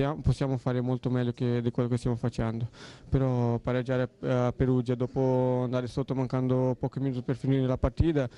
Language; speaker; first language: Italian; non-native, fluent; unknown